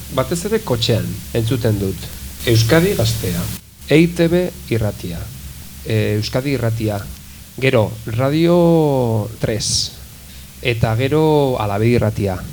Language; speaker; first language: Basque; non-native, local second language; Spanish